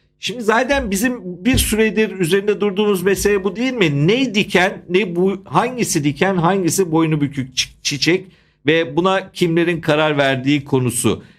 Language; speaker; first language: Turkish; native; Turkish